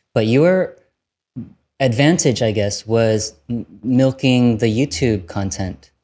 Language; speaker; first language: English; early bilingual, other home language; Vietnamese